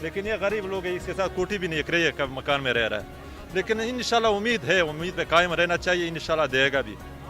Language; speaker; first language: Hindi; non-native, local second language; Pashto